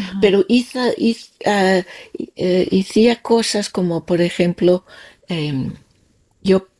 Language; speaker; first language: Spanish; non-native, learner; Danish